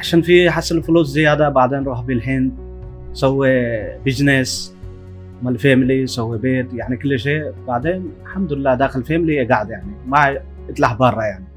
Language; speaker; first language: Arabic; non-native, learner; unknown